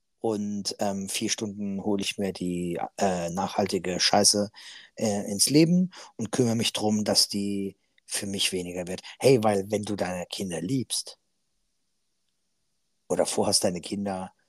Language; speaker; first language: German; native; German